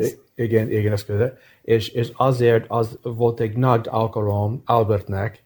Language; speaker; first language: Hungarian; early bilingual, heritage; English